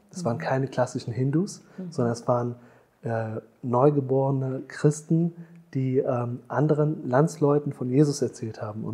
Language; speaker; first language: German; early bilingual, other home language; Tamil